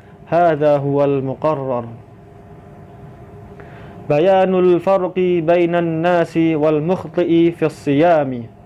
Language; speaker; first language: Arabic; non-native, fluent; Indonesian